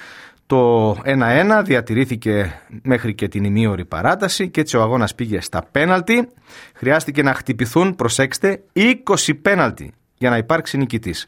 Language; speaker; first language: Greek; native; Greek